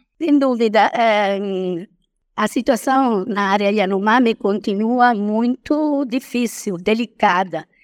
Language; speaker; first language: Portuguese; non-native, fluent; Italian